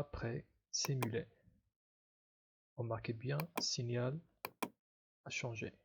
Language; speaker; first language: French; non-native, local second language; Arabic